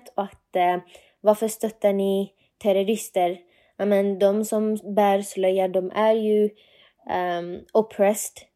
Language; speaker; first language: Swedish; non-native, fluent; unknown